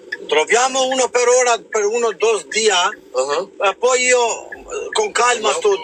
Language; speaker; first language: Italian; non-native, fluent; Albanian